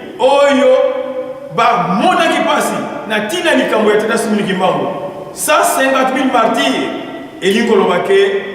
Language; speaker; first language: Lingala; non-native, local second language; Kongo